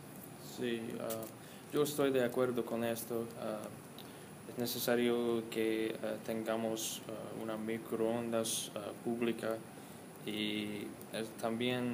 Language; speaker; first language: Spanish; non-native, learner; English